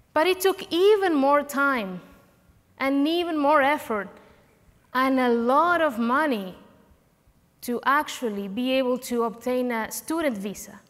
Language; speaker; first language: English; non-native, fluent; Spanish